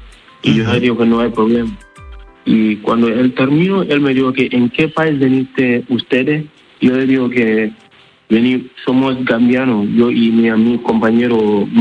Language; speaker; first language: Spanish; non-native, learner; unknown